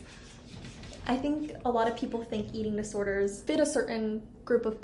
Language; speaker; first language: English; native; English